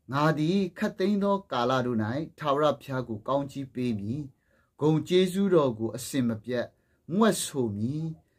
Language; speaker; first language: Burmese; non-native, local second language; S'gaw Karen